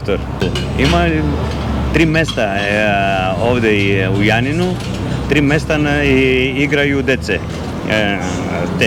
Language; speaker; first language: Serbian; non-native, learner; Greek